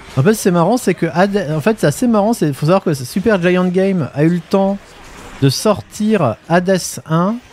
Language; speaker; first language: French; native; French